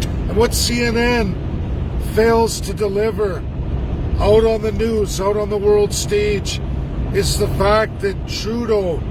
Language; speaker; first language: English; native; English